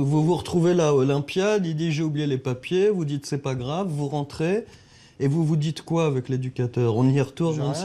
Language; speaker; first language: French; native; French